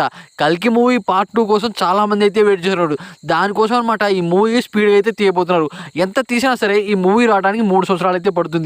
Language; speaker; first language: Telugu; native; Telugu